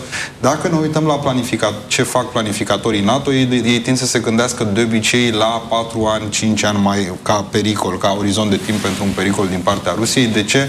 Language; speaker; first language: Romanian; native; Romanian